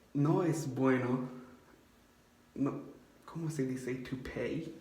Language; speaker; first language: Spanish; non-native, learner; English